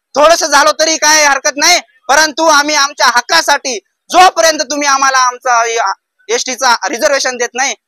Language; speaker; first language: Marathi; non-native, local second language; Lambadi